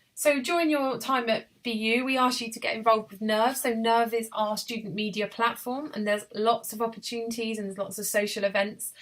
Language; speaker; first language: English; native; English